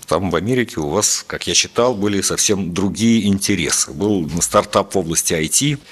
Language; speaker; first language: Russian; native; Russian